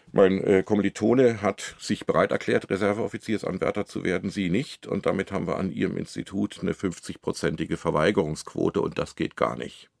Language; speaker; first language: German; native; German